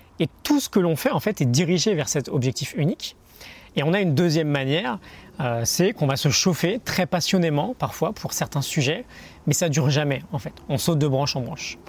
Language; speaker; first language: French; native; French